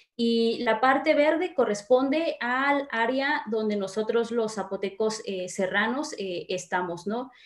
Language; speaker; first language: Spanish; native; Spanish